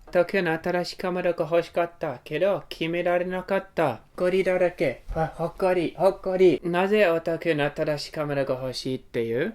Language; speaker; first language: Japanese; non-native, learner; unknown